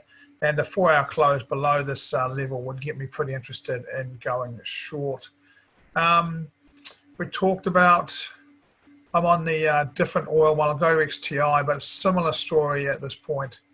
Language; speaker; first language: English; native; English